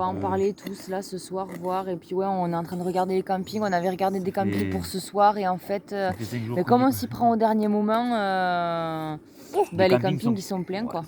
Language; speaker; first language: French; native; French